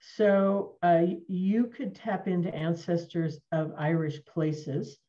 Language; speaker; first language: English; native; English